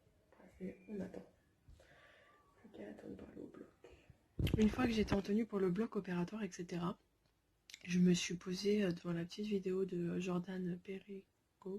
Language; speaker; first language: French; native; French